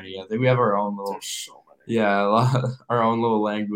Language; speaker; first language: English; native; English